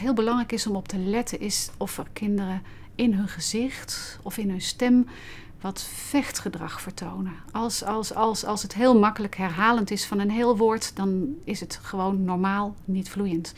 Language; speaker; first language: Dutch; native; Dutch